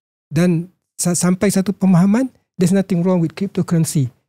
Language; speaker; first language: English; non-native, local second language; Malay